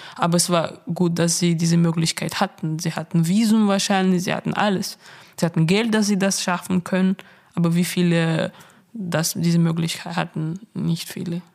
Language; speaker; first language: German; non-native, fluent; Russian